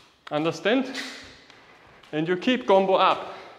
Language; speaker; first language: English; non-native, fluent; German